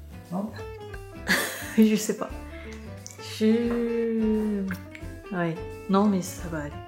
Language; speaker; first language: French; non-native, learner; Japanese